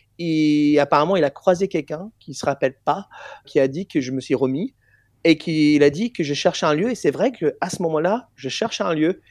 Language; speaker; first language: French; non-native, fluent; English